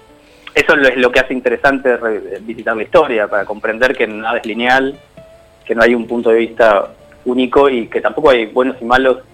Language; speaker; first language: Spanish; native; Spanish